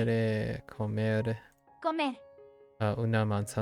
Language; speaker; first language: Spanish; non-native, learner; English